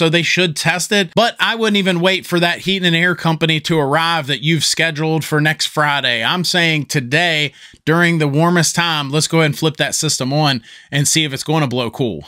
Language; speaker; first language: English; native; English